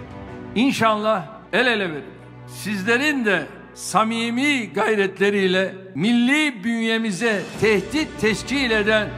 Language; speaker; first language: Turkish; native; Turkish